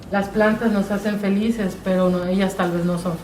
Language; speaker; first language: Spanish; native; Spanish